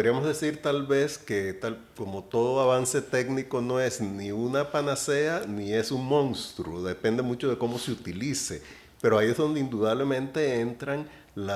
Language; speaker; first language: Spanish; native; Spanish